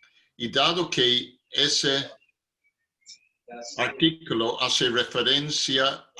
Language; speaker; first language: Spanish; non-native, fluent; English